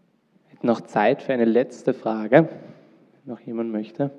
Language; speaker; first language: German; native; German